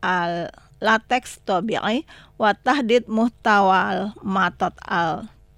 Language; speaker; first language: Arabic; non-native, fluent; Indonesian